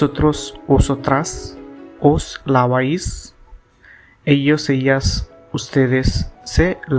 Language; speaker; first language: Spanish; non-native, fluent; Telugu